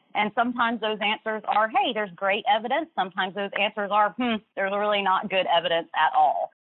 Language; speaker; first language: English; native; English